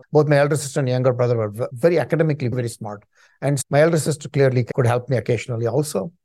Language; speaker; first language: English; non-native, local second language; Tamil